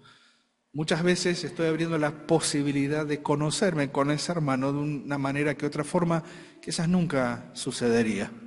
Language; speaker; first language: Spanish; native; Spanish